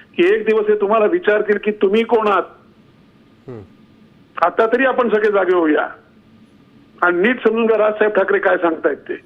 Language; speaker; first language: Marathi; native; Marathi